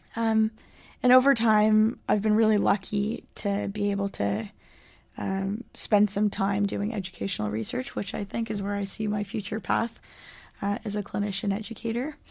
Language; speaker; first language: English; native; English